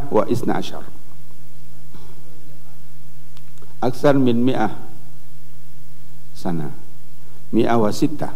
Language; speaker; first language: Arabic; non-native, fluent; Indonesian